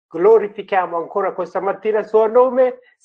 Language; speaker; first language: Italian; non-native, learner; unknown